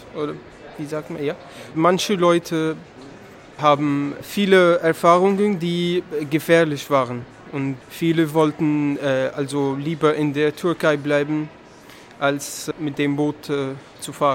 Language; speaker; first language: German; non-native, learner; Arabic